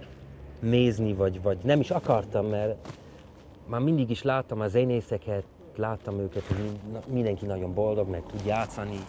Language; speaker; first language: Hungarian; early bilingual, heritage; Hungarian